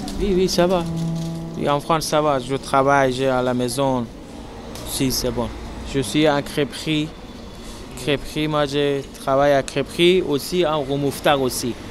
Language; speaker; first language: French; non-native, learner; Persian